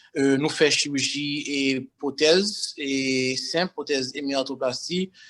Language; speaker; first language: French; non-native, local second language; Haitian Creole